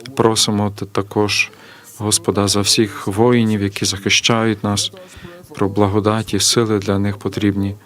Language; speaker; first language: Ukrainian; native; Ukrainian